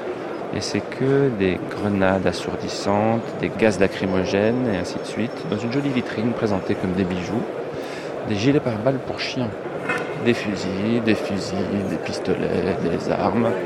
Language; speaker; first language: French; native; French